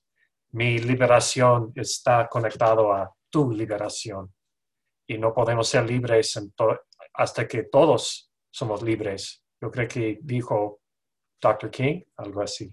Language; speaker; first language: Spanish; non-native, learner; English